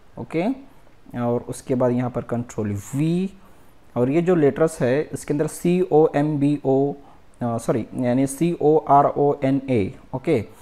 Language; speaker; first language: Hindi; non-native, local second language; Marathi